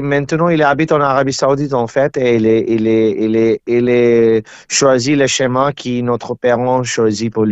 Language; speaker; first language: French; non-native, learner; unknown